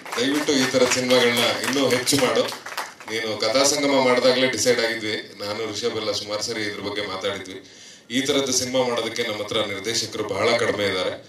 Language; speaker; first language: Kannada; native; Kannada